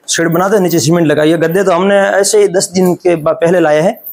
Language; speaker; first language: Hindi; non-native, local second language; Gujarati